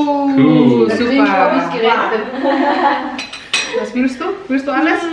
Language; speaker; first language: German; non-native, learner; Indonesian